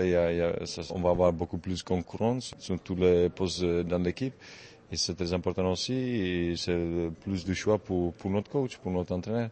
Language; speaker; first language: French; non-native, fluent; Czech